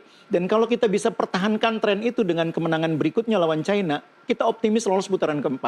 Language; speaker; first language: Indonesian; native; Indonesian